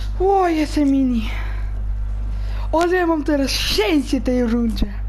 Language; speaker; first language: Polish; early bilingual, heritage; German